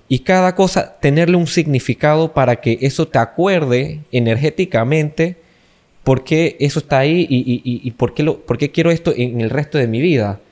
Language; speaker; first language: Spanish; native; Spanish